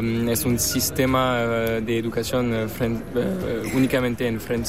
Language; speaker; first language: Spanish; non-native, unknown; French